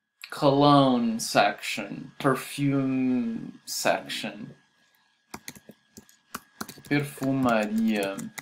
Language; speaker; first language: English; non-native, fluent; Portuguese